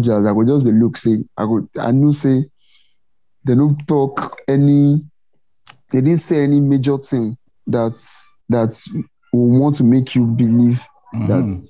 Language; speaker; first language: English; non-native, local second language; Igbo